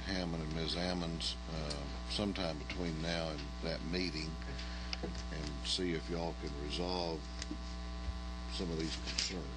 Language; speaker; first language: English; native; English